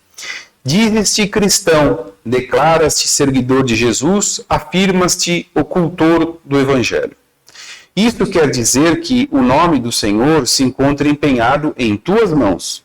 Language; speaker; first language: Portuguese; native; Portuguese